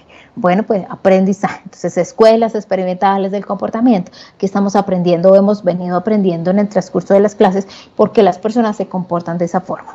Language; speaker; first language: Spanish; native; Spanish